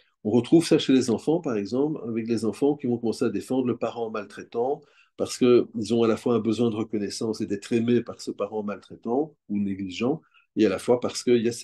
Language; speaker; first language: French; native; French